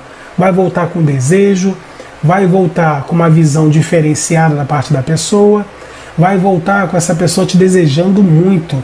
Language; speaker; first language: Portuguese; native; Portuguese